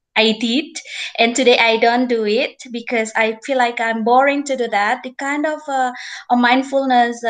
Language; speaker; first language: English; non-native, fluent; Indonesian